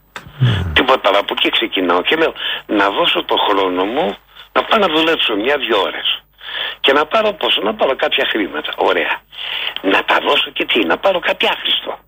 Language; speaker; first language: Greek; native; Greek